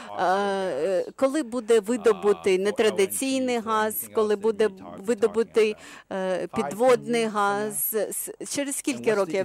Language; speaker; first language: Ukrainian; non-native, fluent; English